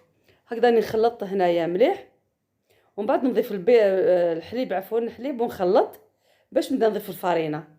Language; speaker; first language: Arabic; native; Arabic